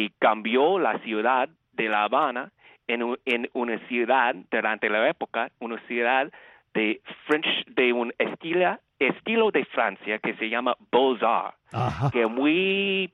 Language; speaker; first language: Spanish; non-native, fluent; English